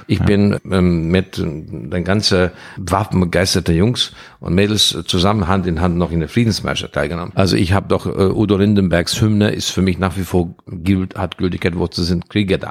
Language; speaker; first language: German; non-native, fluent; Hungarian